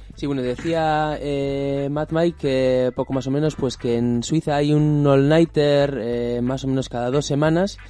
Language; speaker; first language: Spanish; native; Spanish